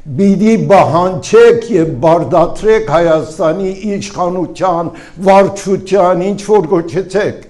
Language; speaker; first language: Armenian; early bilingual, heritage; Armenian